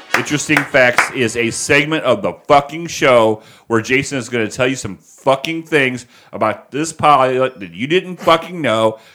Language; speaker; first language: English; native; English